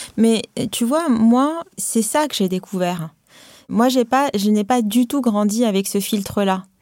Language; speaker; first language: French; non-native, local second language; Arabic